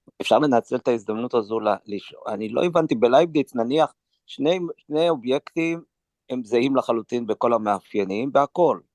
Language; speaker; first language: Hebrew; native; Hebrew